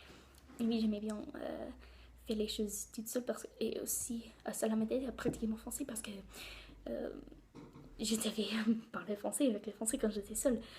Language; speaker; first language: French; non-native, learner; English